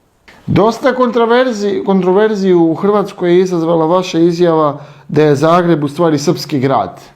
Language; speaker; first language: Serbian; native; Serbian